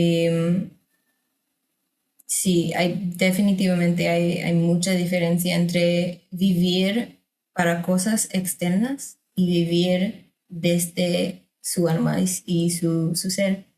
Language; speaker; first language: Spanish; non-native, fluent; English